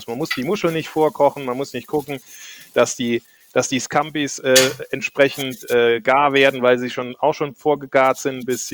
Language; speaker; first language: German; native; German